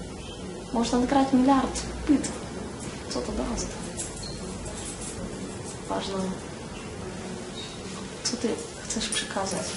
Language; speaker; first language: Polish; non-native, learner; Russian